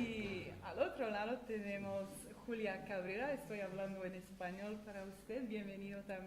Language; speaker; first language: Spanish; non-native, fluent; Dutch